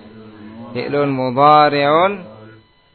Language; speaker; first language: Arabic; non-native, fluent; Indonesian